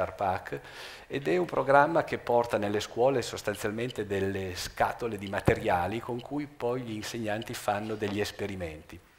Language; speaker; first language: Italian; native; Italian